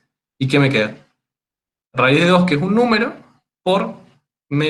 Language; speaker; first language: Spanish; native; Spanish